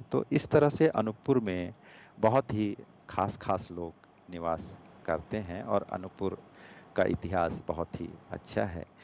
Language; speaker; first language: Hindi; non-native, local second language; Gujarati